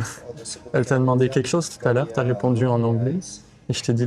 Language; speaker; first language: French; native; French